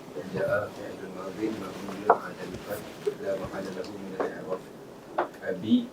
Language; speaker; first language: Arabic; non-native, learner; Malay